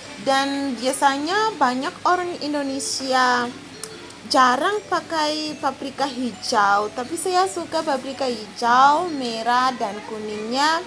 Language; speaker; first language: Indonesian; non-native, fluent; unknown